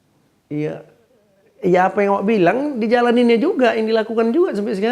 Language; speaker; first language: Indonesian; native; Indonesian